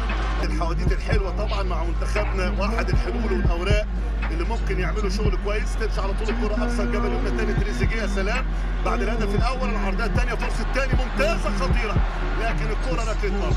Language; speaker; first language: Arabic; native; Arabic